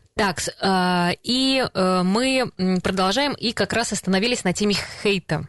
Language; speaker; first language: Russian; native; Russian